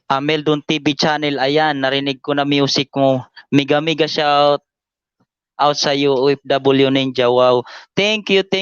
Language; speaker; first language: Filipino; non-native, local second language; Waray